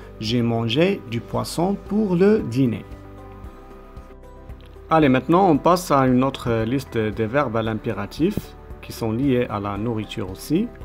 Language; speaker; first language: French; non-native, local second language; Arabic